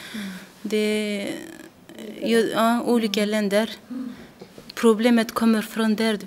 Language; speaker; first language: Swedish; non-native, learner; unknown